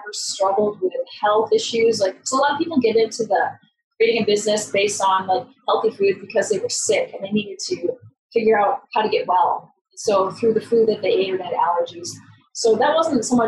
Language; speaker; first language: English; native; English